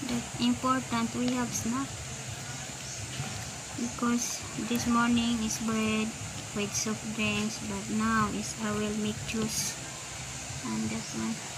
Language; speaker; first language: English; non-native, learner; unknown